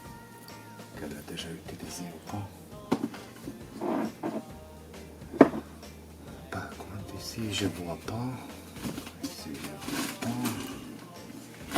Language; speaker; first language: French; non-native, learner; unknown